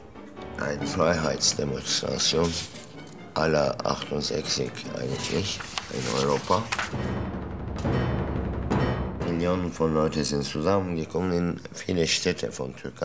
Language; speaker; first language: German; non-native, fluent; Turkish